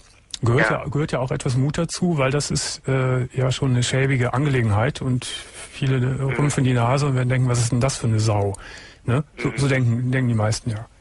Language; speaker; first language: German; native; German